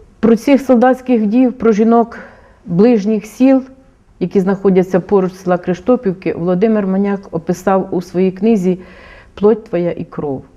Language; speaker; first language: Ukrainian; native; Ukrainian